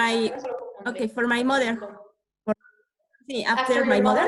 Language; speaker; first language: English; non-native, learner; Spanish